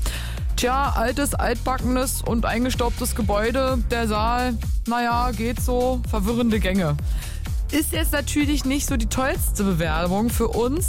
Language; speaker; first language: German; native; German